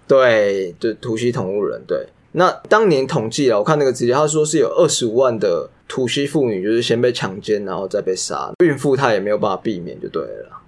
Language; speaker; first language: Chinese; native; Chinese